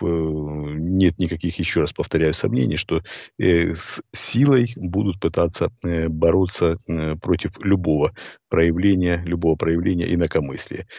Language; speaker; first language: Russian; native; Russian